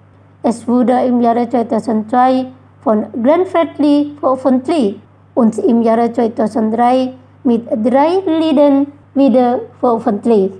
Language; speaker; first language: German; non-native, fluent; Indonesian